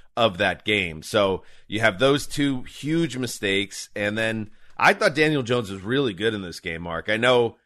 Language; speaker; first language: English; native; English